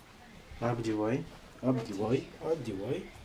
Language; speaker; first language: Russian; native; Russian